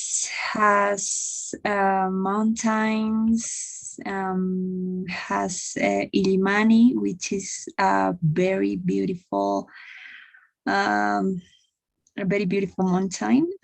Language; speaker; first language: English; non-native, learner; Spanish